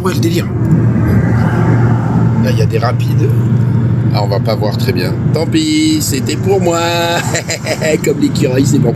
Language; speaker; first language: French; native; French